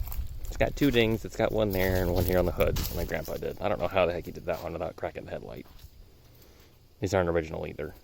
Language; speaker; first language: English; native; English